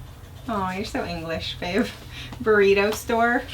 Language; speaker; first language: English; native; English